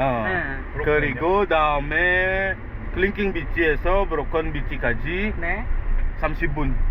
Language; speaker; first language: Korean; non-native, fluent; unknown